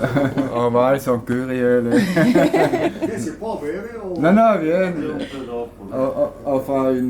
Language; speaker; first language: French; non-native, local second language; German